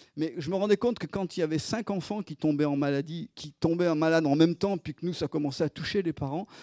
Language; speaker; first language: French; native; French